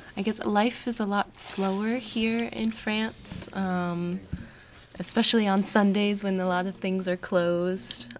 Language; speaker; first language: English; native; English